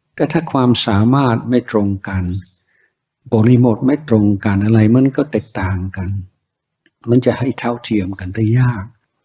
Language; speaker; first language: Thai; non-native, fluent; English